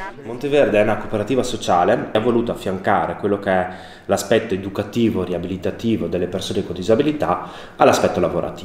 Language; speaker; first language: Italian; native; Italian